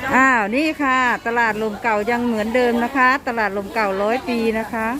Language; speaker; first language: Thai; non-native, local second language; Lao